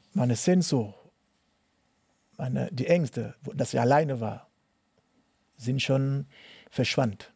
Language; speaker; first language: German; non-native, learner; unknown